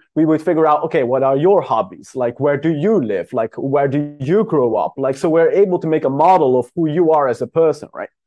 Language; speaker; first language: English; non-native, fluent; Dutch